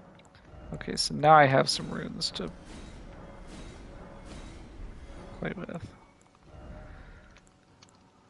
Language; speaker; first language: English; native; English